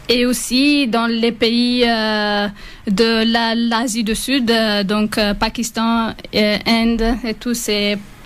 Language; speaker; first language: French; non-native, fluent; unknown